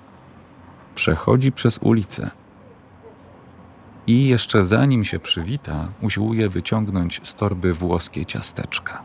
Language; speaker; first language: Polish; native; Polish